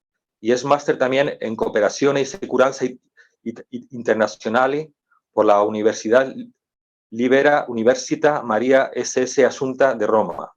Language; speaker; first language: Spanish; native; Spanish